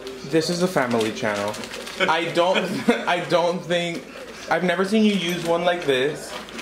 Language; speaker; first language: English; early bilingual, other home language; Spanish